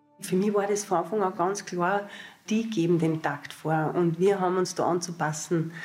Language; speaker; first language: German; native; German